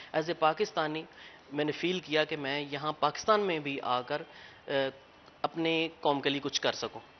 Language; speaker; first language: Urdu; non-native, local second language; Punjabi